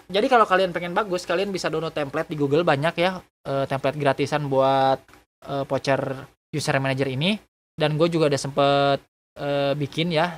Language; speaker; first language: Indonesian; native; Indonesian